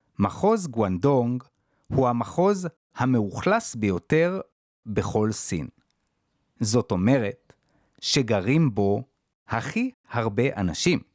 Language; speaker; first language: Hebrew; native; Hebrew